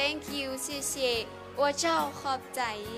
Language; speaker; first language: Chinese; non-native, learner; Lao